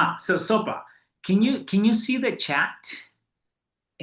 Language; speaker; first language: English; non-native, fluent; Spanish